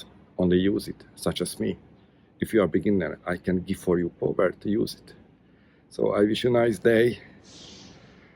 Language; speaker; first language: English; non-native, learner; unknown